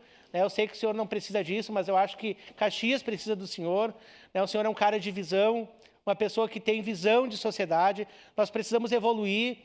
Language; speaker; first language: Portuguese; native; Portuguese